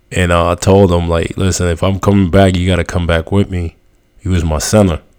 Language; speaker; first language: English; early bilingual, other home language; Spanish